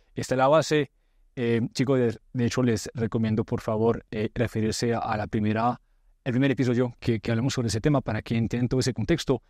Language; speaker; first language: Spanish; non-native, fluent; French